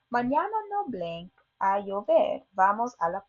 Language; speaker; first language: Spanish; non-native, learner; English